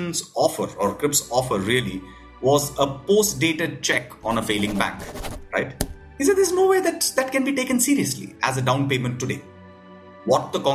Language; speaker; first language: English; non-native, local second language; Tamil